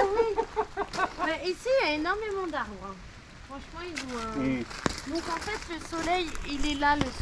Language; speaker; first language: French; native; French